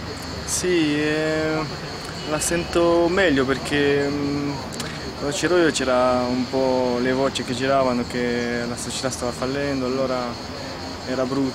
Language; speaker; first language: Italian; non-native, fluent; French